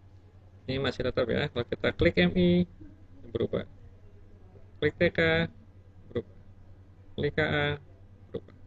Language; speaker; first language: Indonesian; native; Indonesian